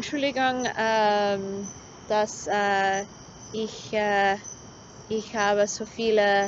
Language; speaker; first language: German; non-native, learner; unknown